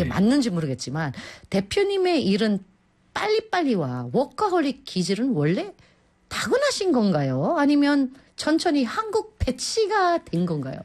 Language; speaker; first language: Korean; non-native, fluent; Filipino